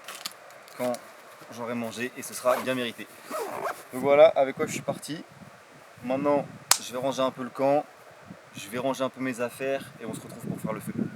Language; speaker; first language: French; native; French